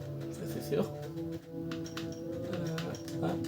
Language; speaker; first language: French; native; French